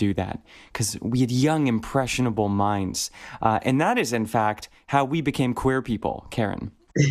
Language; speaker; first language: English; native; English